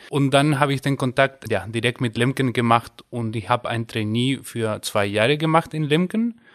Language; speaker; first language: German; non-native, fluent; Spanish